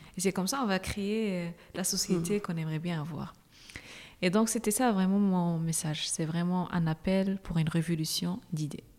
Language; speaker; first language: French; non-native, local second language; Arabic